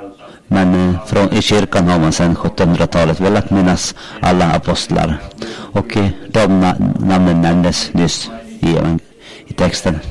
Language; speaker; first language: Swedish; non-native, local second language; Finnish